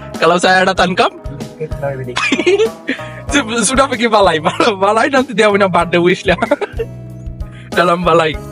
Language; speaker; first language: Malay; non-native, learner; Bangla